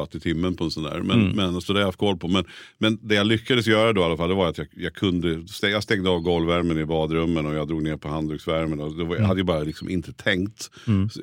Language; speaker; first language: Swedish; native; Swedish